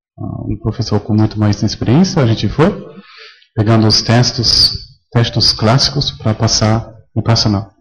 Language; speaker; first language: Portuguese; non-native, fluent; German